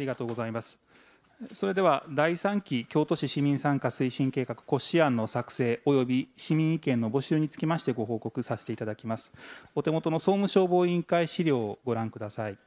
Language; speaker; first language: Japanese; native; Japanese